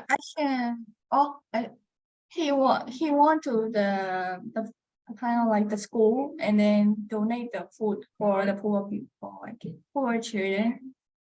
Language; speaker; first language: English; non-native, learner; Burmese